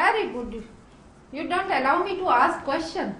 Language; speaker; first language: English; non-native, fluent; Gujarati